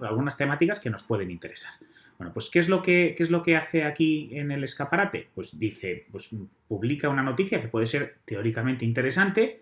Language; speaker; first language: Spanish; native; Spanish